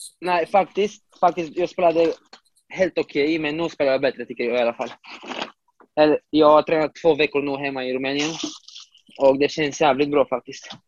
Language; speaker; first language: Swedish; non-native, fluent; Romanian